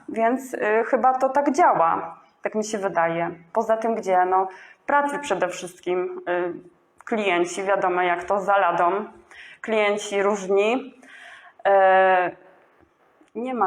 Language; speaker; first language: Polish; native; Polish